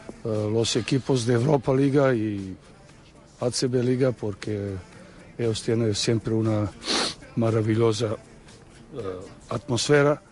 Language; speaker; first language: Spanish; non-native, learner; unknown